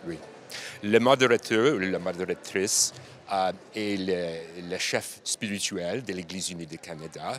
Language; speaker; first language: French; non-native, learner; English